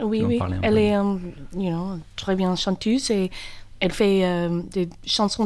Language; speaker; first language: French; non-native, learner; English